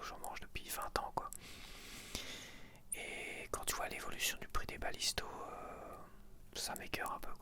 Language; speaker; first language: French; native; French